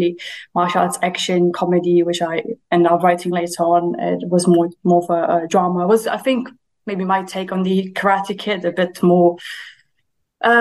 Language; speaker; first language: English; early bilingual, other home language; German